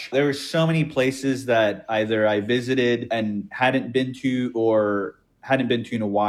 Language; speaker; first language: English; native; English